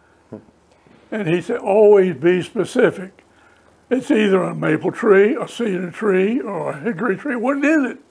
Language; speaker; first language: English; native; English